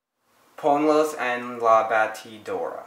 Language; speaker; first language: Spanish; non-native, learner; English